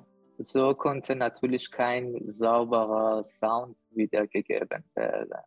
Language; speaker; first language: German; non-native, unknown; Persian